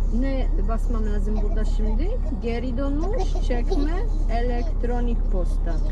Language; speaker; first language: Turkish; non-native, learner; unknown